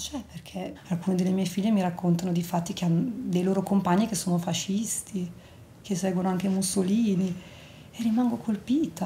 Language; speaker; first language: Italian; native; Italian